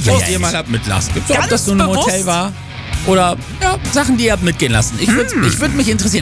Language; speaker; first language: German; native; German